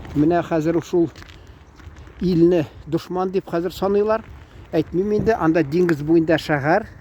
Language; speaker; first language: Tatar; native; Tatar